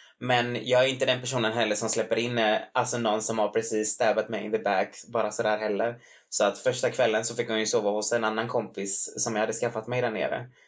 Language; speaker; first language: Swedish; native; Swedish